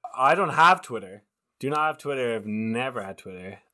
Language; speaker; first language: English; native; English